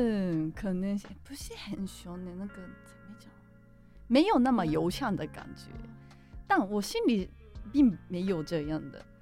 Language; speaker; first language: Chinese; non-native, fluent; Japanese